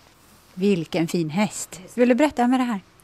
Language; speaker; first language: Swedish; native; Swedish